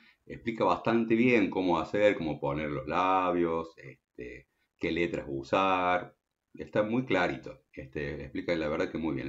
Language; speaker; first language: Spanish; native; Spanish